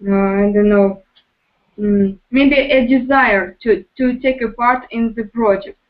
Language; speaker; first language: English; non-native, learner; Russian